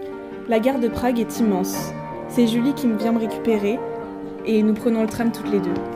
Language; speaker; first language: French; native; French